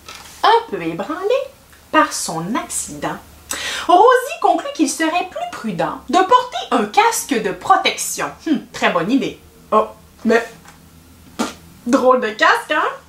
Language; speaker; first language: French; native; French